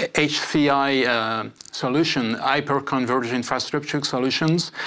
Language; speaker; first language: English; non-native, fluent; French